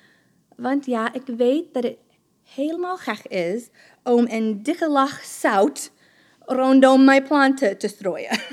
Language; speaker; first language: Dutch; non-native, fluent; English